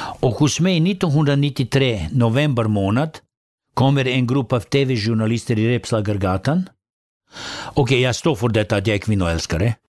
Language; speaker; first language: Swedish; non-native, fluent; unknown